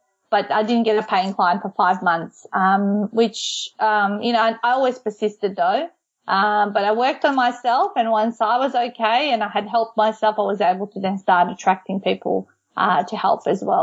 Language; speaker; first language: English; non-native, fluent; Macedonian